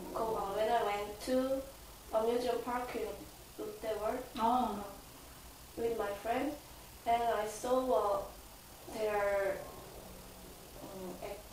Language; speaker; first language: English; non-native, learner; Korean